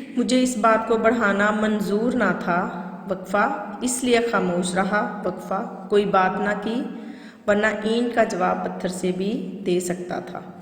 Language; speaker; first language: Urdu; non-native, local second language; Punjabi